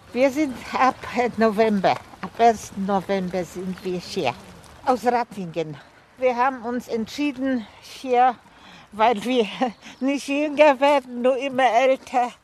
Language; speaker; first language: German; non-native, fluent; Polish